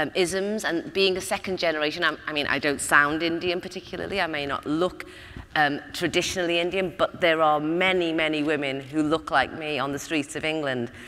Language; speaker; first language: English; native; English